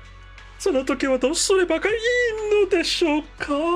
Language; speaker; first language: Japanese; non-native, learner; English